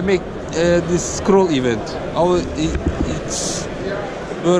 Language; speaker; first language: English; non-native, learner; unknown